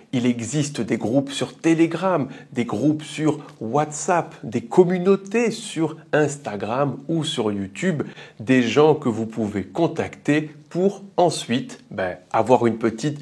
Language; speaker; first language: French; native; French